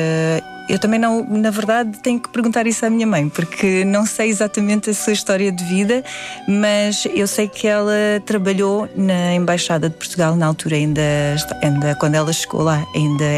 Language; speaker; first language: Portuguese; early bilingual, other home language; Indonesian